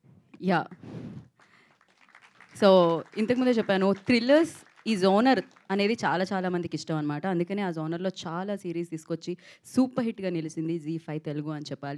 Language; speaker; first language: Telugu; native; Telugu